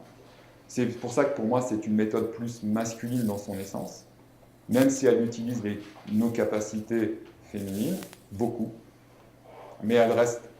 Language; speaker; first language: French; native; French